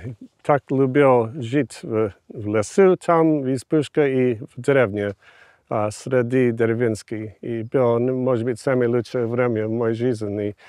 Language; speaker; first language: Russian; non-native, fluent; English